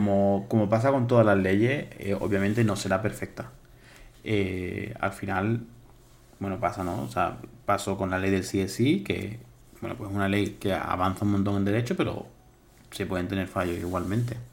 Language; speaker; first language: Spanish; native; Spanish